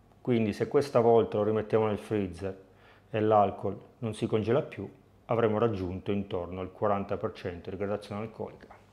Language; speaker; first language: Italian; native; Italian